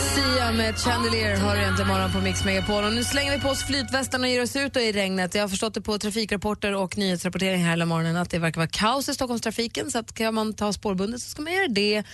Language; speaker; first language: Swedish; native; Swedish